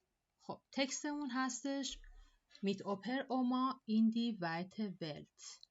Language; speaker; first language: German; non-native, fluent; Persian